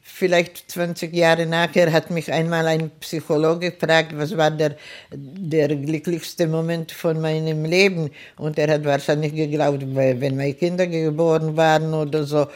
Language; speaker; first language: German; non-native, fluent; Czech